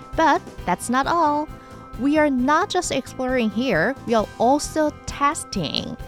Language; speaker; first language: English; non-native, fluent; Korean